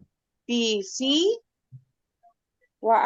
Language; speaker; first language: Arabic; non-native, learner; Indonesian